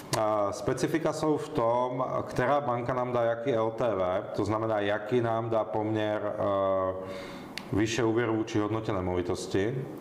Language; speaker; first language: Czech; native; Czech